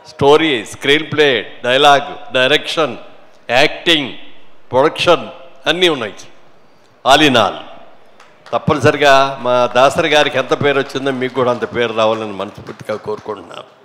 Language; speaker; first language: Telugu; native; Telugu